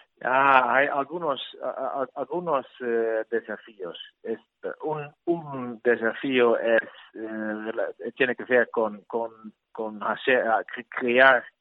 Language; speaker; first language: Spanish; non-native, learner; Dutch